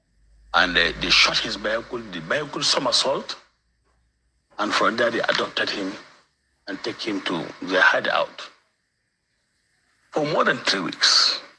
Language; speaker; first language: English; non-native, local second language; Hausa